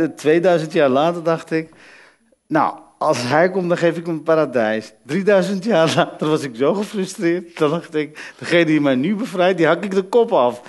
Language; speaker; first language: Dutch; early bilingual, other home language; Arabic